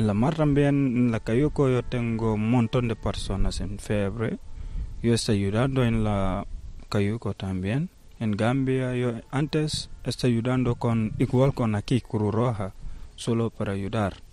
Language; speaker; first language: Spanish; non-native, learner; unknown